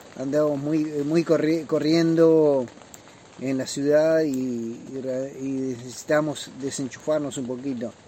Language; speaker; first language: Spanish; native; Spanish